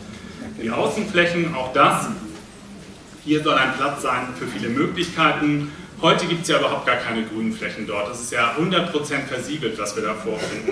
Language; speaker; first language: German; native; German